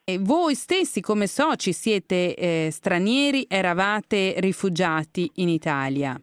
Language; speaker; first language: Italian; native; Italian